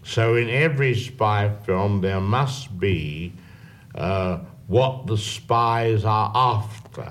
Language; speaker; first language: English; native; English